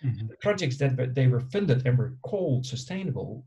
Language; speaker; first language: English; non-native, fluent; Dutch